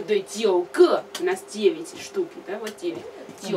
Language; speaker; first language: Russian; non-native, learner; Chinese